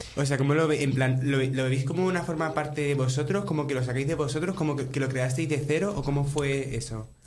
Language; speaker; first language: Spanish; native; Spanish